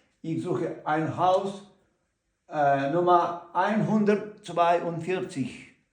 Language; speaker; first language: German; non-native, learner; Ukrainian